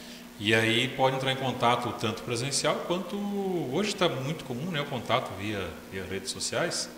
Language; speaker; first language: Portuguese; native; Portuguese